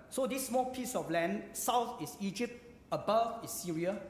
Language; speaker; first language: English; non-native, local second language; Chinese